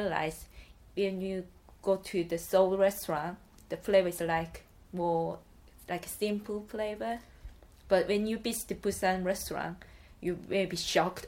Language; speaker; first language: English; non-native, learner; Korean